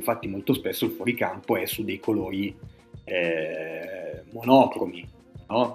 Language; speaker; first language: Italian; native; Italian